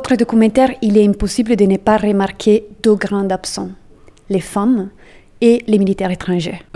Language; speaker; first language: French; native; French